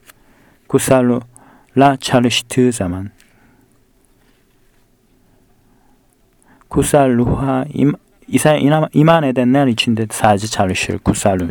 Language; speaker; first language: Turkish; non-native, fluent; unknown